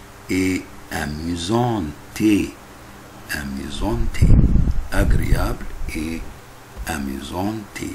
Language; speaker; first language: French; non-native, fluent; Arabic